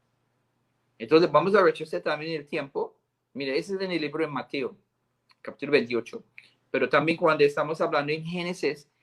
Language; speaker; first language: Spanish; non-native, fluent; English